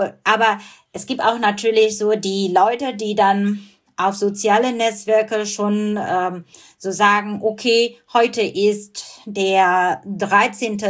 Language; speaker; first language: German; non-native, fluent; Burmese